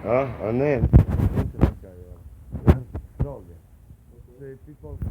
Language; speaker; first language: Swedish; non-native, learner; Polish